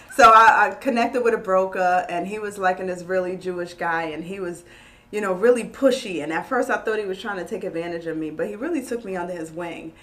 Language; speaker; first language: English; native; English